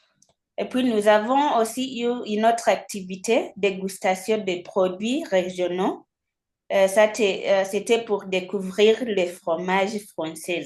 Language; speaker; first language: French; non-native, fluent; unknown